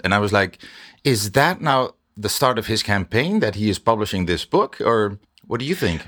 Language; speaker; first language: English; non-native, fluent; Dutch